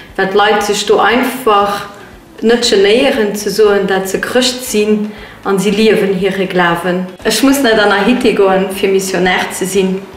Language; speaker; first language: Luxembourgish; non-native, fluent; Portuguese